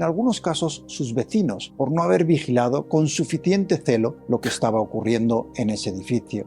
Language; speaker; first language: Spanish; native; Spanish